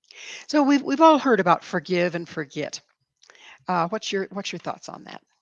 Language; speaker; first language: English; native; English